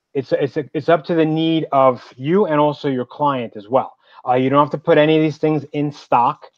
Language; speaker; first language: English; native; English